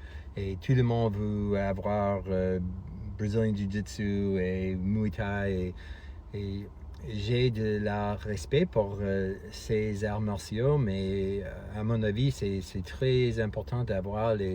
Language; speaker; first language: French; non-native, fluent; English